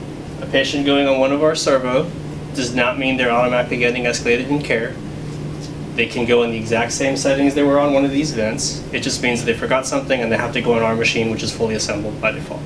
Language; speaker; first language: English; native; English